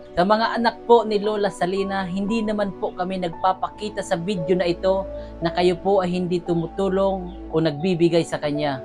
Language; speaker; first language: Filipino; non-native, local second language; Bikol